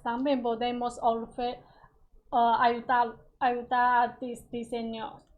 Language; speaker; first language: Spanish; non-native, learner; Chinese